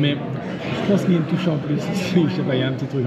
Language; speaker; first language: French; native; French